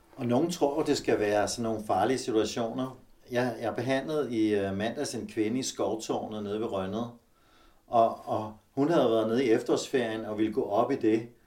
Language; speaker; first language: Danish; native; Danish